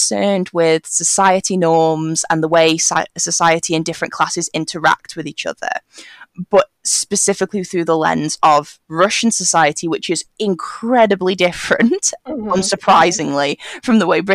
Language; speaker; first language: English; native; English